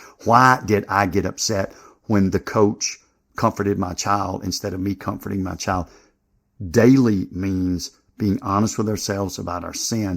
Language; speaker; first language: English; native; English